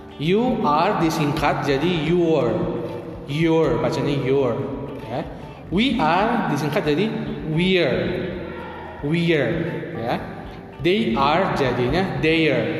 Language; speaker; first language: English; non-native, fluent; Indonesian